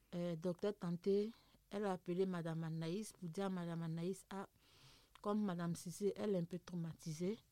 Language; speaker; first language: French; non-native, local second language; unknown